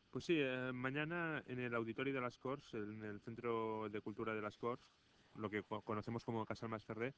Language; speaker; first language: Spanish; native; Spanish